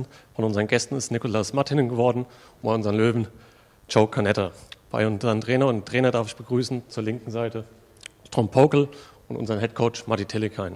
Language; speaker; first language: German; native; German